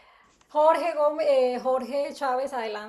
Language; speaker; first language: Spanish; native; Spanish